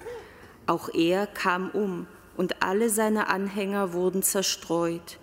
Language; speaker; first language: German; native; German